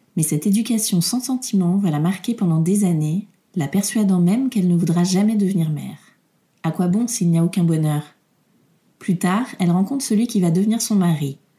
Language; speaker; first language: French; native; French